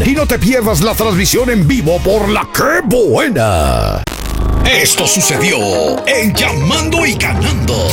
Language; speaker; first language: Spanish; native; Spanish